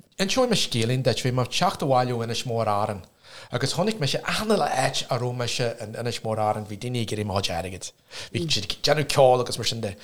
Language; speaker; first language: Irish; non-native, local second language; English